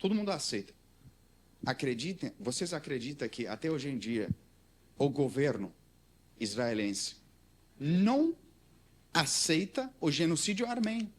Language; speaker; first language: Portuguese; non-native, learner; Armenian